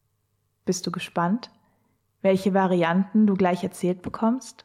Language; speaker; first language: German; native; German